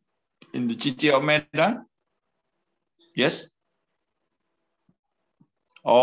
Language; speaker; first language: English; non-native, learner; Indonesian